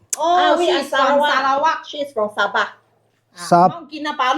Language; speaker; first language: English; non-native, local second language; Chinese